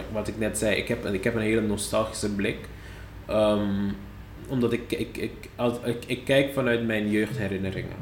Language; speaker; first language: Dutch; non-native, local second language; Papiamento